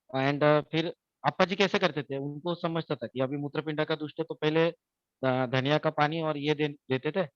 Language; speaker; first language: Hindi; non-native, local second language; Marathi